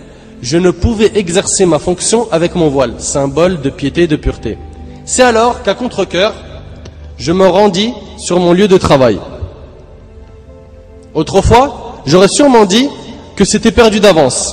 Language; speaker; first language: French; native; French